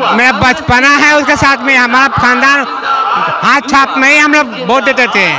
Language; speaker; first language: Hindi; non-native, local second language; Punjabi